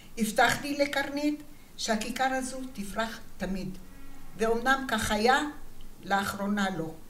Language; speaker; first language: Hebrew; early bilingual, other home language; Arabic